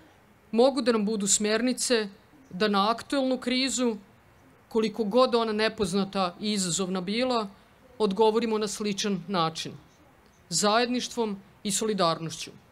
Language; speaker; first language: Bosnian; native; Bosnian